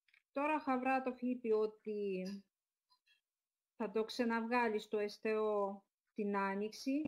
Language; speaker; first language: Greek; non-native, fluent; Russian